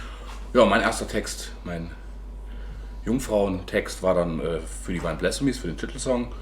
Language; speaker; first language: German; native; German